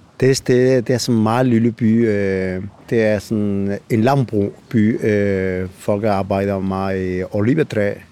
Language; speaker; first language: Danish; non-native, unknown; Spanish